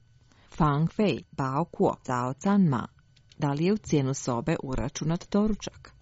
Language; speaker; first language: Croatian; non-native, fluent; Chinese